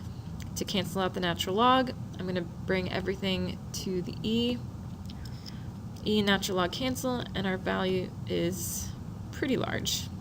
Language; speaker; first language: English; native; English